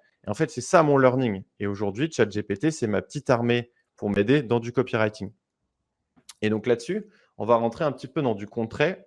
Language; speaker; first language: French; native; French